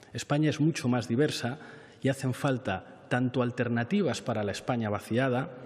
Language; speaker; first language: Spanish; native; Spanish